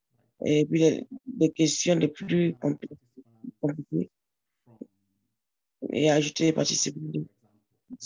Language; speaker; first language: French; non-native, learner; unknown